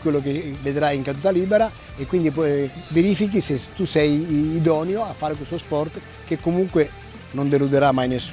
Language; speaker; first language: Italian; native; Italian